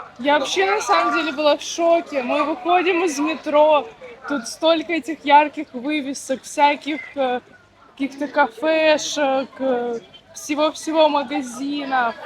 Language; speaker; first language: Russian; native; Russian